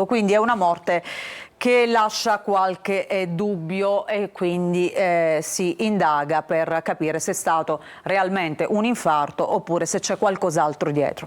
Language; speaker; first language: Italian; native; Italian